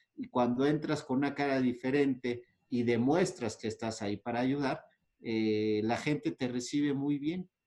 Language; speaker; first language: Spanish; native; Spanish